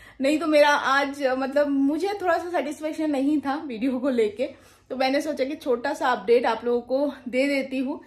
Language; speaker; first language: Hindi; non-native, local second language; Bangla